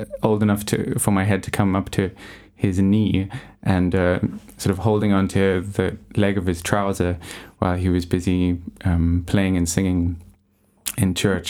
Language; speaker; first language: English; native; English